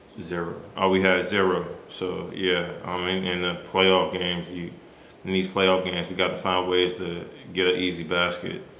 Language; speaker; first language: English; native; English